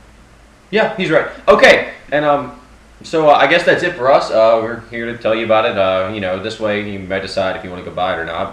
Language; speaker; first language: English; native; English